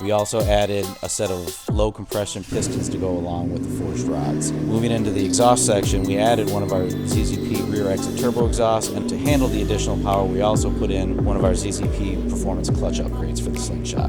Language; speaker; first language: English; native; English